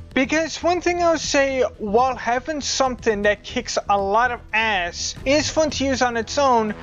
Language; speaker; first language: English; native; English